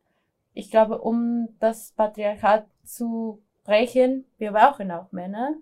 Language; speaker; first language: German; non-native, fluent; Spanish